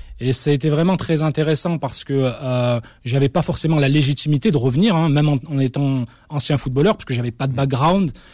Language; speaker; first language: French; early bilingual, other home language; Arabic